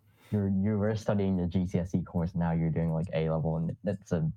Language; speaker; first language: English; non-native, local second language; Cantonese